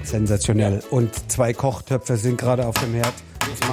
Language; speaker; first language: German; native; German